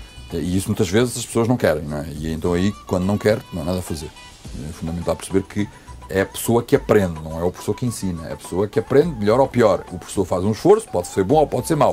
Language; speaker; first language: Portuguese; native; Portuguese